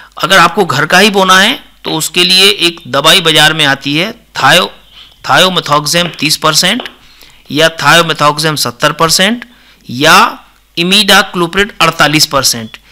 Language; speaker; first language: Hindi; native; Hindi